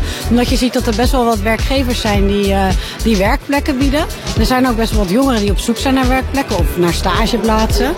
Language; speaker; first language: Dutch; native; Dutch